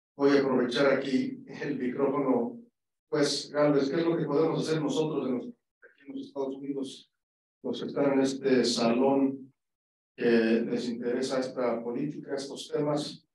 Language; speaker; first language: Spanish; early bilingual, other home language; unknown